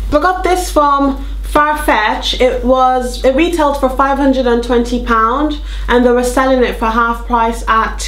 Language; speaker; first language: English; native; English